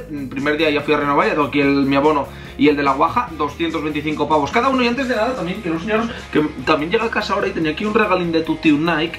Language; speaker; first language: Spanish; native; Spanish